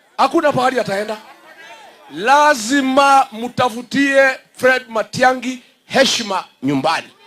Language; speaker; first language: Swahili; non-native, local second language; Kikuyu